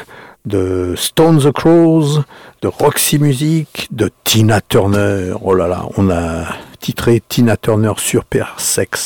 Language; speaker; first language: French; native; French